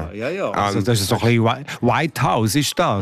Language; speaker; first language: German; native; German